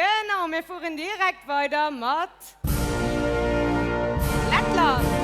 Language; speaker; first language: German; non-native, local second language; Luxembourgish